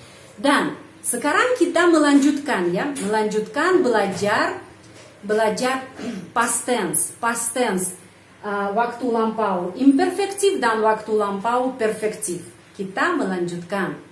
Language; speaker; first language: Indonesian; non-native, fluent; Russian